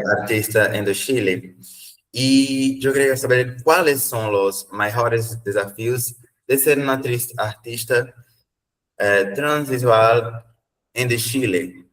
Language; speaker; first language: Spanish; non-native, learner; Portuguese